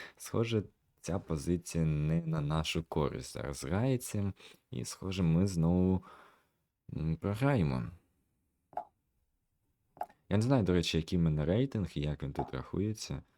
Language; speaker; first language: Ukrainian; native; Ukrainian